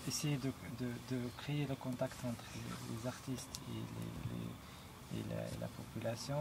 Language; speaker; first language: French; non-native, local second language; Arabic